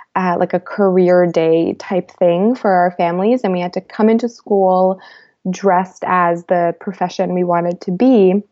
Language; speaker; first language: English; early bilingual, other home language; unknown